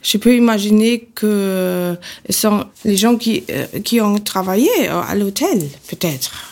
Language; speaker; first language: French; non-native, fluent; German